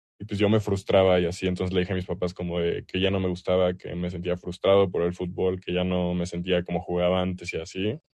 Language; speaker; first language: Spanish; native; Spanish